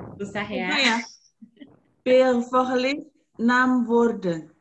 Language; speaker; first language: Dutch; non-native, learner; Indonesian